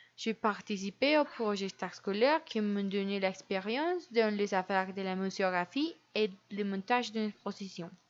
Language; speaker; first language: French; non-native, learner; Spanish